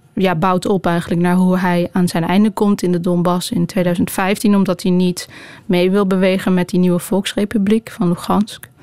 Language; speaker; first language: Dutch; native; Dutch